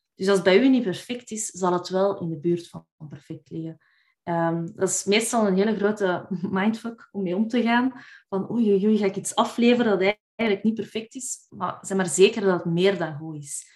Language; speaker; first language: Dutch; native; Dutch